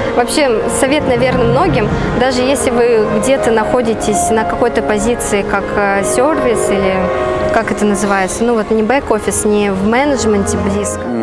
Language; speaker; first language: Russian; native; Russian